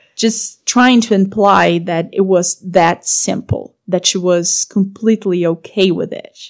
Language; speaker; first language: English; non-native, fluent; Portuguese